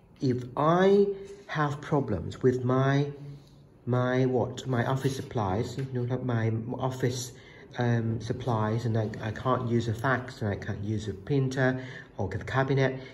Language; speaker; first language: English; non-native, fluent; Thai